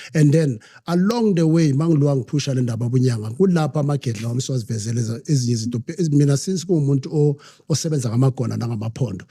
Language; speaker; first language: Zulu; non-native, local second language; Southern Sotho